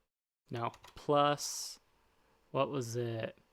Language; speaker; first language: English; native; English